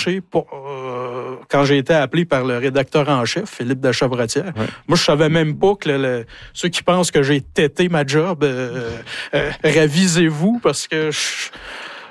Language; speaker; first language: French; native; French